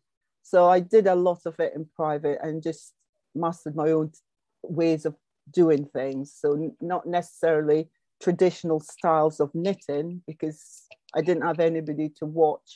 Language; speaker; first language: English; native; English